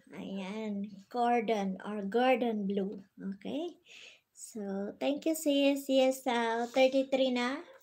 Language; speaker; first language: Filipino; non-native, local second language; Bikol